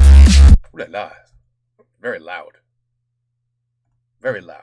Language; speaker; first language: French; non-native, learner; English